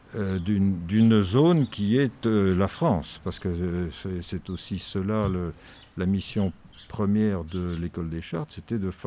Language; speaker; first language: French; native; French